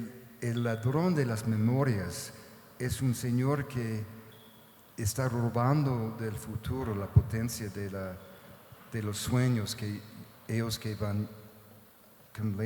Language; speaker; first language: Spanish; non-native, fluent; English